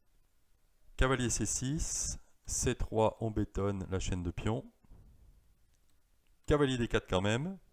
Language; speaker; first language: French; native; French